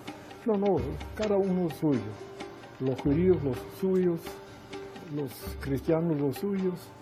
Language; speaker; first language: Spanish; non-native, fluent; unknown